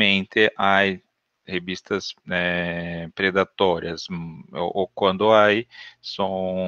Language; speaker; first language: Spanish; non-native, learner; Portuguese